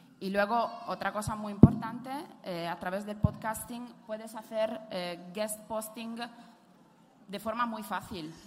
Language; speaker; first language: Spanish; non-native, fluent; Italian